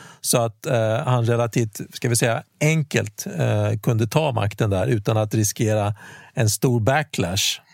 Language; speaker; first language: Swedish; native; Swedish